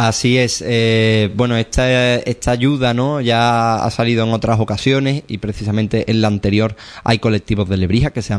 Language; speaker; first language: Spanish; native; Spanish